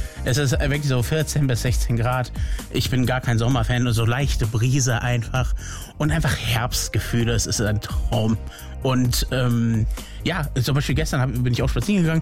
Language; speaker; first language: German; native; German